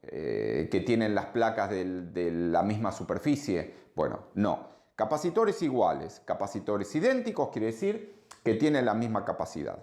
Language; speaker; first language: Spanish; native; Spanish